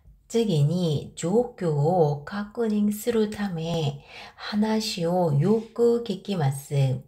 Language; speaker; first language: Japanese; non-native, fluent; Korean